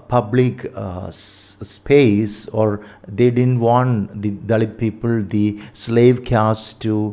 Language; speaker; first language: English; non-native, local second language; Malayalam